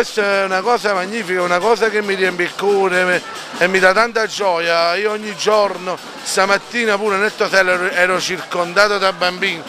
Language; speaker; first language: Italian; native; Italian